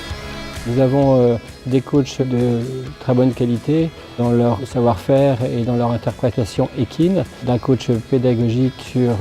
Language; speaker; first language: French; native; French